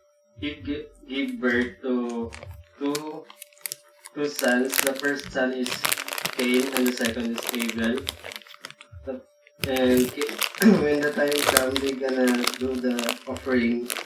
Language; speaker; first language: English; non-native, local second language; Filipino